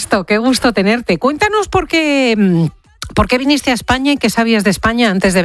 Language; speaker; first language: Spanish; native; Spanish